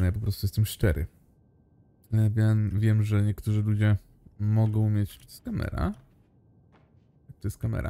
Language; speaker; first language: Polish; native; Polish